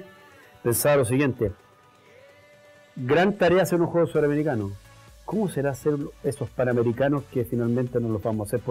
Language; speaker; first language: Spanish; native; Spanish